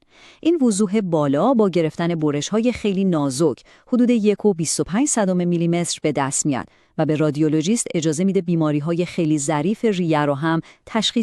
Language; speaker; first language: Persian; native; Persian